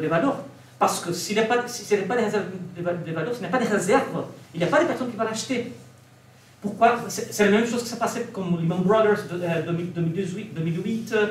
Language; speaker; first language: French; non-native, learner; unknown